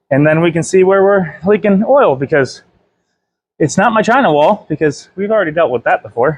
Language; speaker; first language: English; native; English